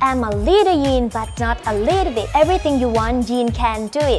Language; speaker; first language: English; non-native, learner; Thai